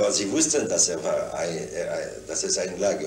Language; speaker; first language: German; non-native, fluent; French